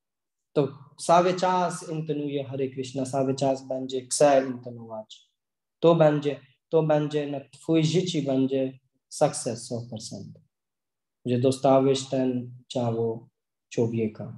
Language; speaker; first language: Polish; non-native, learner; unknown